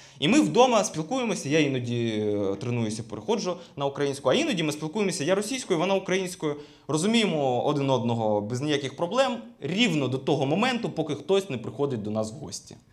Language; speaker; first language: Ukrainian; non-native, local second language; Russian